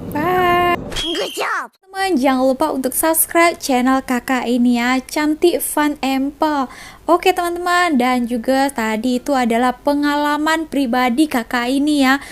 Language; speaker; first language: Indonesian; native; Indonesian